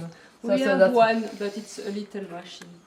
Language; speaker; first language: English; non-native, learner; French